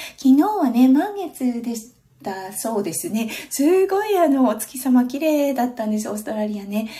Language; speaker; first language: Japanese; native; Japanese